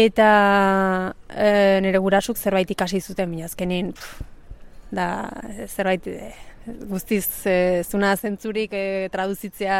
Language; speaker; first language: Basque; early bilingual, other home language; Spanish